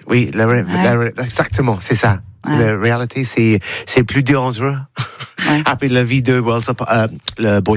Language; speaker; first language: French; non-native, learner; English